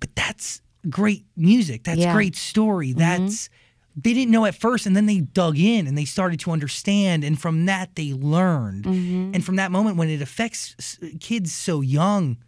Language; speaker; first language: English; native; English